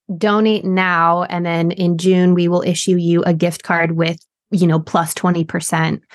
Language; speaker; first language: English; native; English